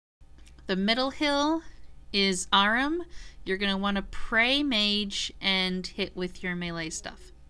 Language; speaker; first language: English; native; English